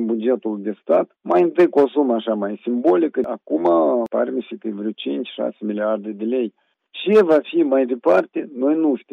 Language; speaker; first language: Romanian; native; Romanian